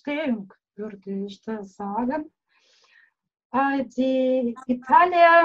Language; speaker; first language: German; non-native, learner; Russian